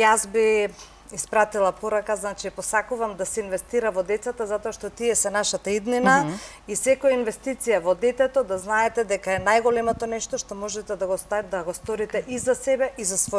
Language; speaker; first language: Macedonian; native; Macedonian